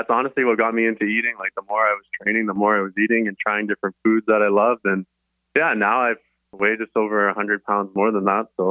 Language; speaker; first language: English; native; English